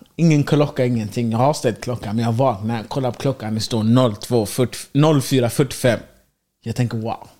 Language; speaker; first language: Swedish; early bilingual, other home language; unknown